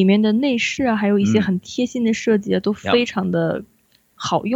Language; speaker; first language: Chinese; native; Chinese